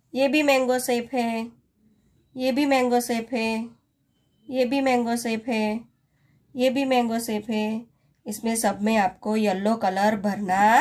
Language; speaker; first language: Hindi; non-native, local second language; Gujarati